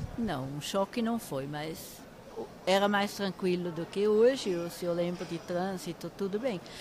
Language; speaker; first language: Portuguese; non-native, fluent; Swiss German